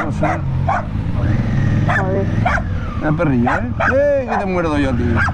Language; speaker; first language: Spanish; native; Spanish